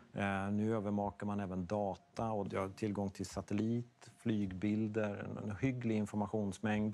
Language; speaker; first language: Swedish; native; Swedish